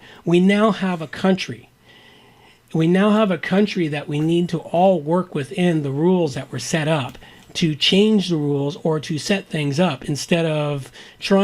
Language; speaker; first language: English; native; English